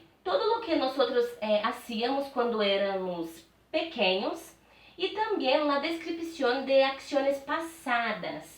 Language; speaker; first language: Spanish; non-native, fluent; Portuguese